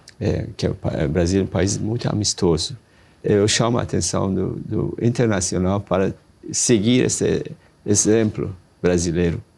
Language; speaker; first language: Portuguese; non-native, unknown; Persian